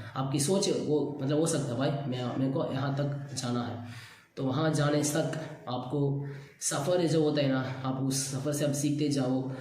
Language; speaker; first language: Hindi; non-native, local second language; Tamil